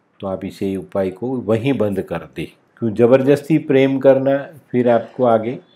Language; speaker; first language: Hindi; non-native, local second language; Gujarati